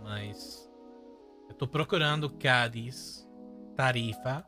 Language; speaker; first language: Portuguese; non-native, fluent; English